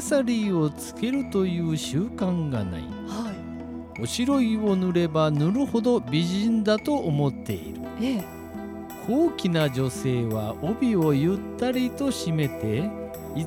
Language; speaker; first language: Japanese; native; Japanese